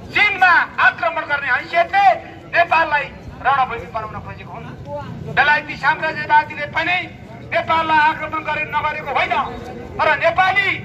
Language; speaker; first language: Nepali; native; Nepali